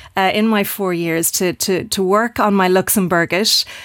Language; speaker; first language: English; native; English